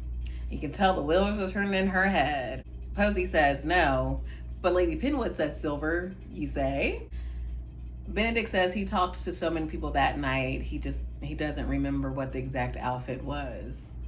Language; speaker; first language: English; native; English